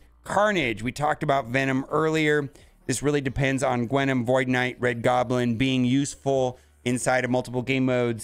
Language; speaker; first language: English; native; English